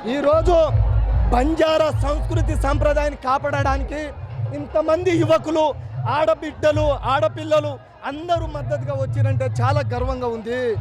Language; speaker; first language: Telugu; non-native, local second language; Lambadi